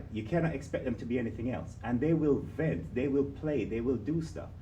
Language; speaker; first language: English; native; English